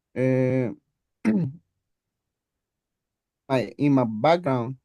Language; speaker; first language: English; non-native, learner; Spanish